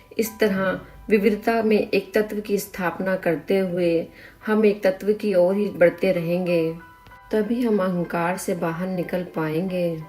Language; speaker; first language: Hindi; native; Hindi